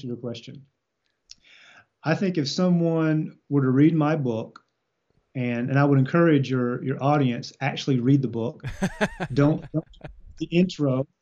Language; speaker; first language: English; native; English